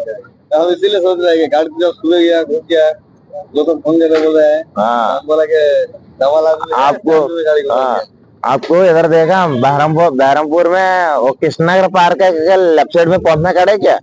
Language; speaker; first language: Hindi; non-native, local second language; Telugu